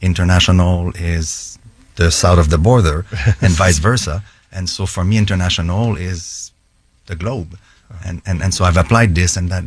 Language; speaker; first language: English; native; English